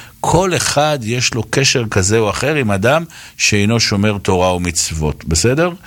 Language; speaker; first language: Hebrew; native; Hebrew